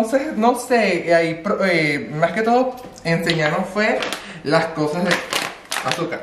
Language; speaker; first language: Spanish; native; Spanish